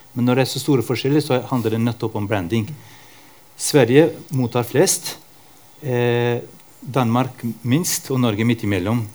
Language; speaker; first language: Norwegian; non-native, fluent; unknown